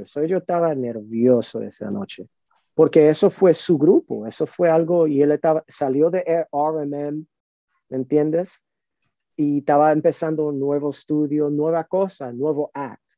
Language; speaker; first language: Spanish; early bilingual, heritage; Spanish